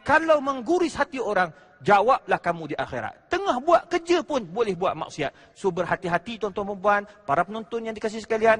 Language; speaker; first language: Malay; native; Malay